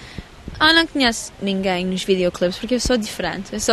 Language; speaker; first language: Portuguese; early bilingual, heritage; English